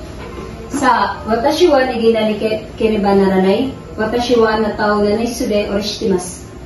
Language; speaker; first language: Japanese; non-native, learner; Filipino